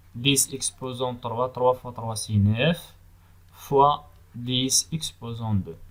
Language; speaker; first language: French; non-native, local second language; Arabic